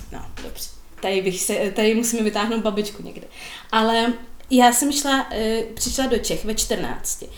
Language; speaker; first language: Czech; non-native, fluent; Russian